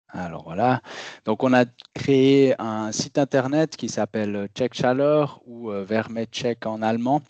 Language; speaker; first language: French; native; French